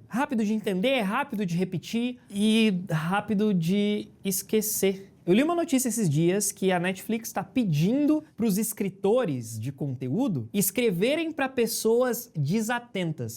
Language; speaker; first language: Portuguese; native; Portuguese